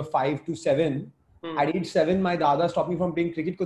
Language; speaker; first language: English; non-native, local second language; Hindi